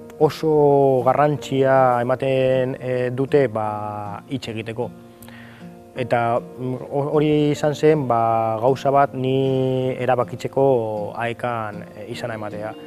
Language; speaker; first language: Basque; non-native, local second language; Spanish